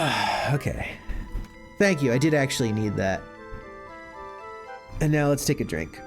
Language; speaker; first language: English; native; English